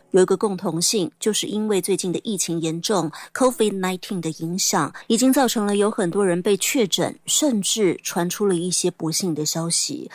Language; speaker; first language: Chinese; native; Chinese